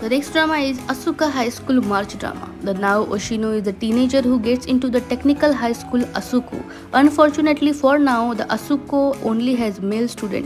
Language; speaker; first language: English; non-native, fluent; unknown